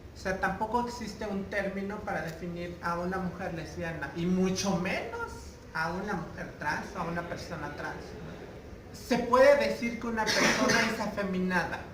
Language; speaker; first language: Spanish; non-native, local second language; Nahuatl languages